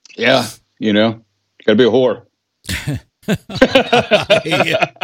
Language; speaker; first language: English; native; English